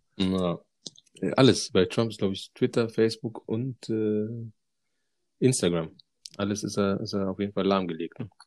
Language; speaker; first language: German; early bilingual, other home language; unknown